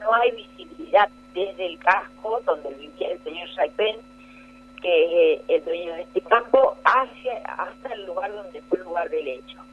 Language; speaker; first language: Spanish; native; Spanish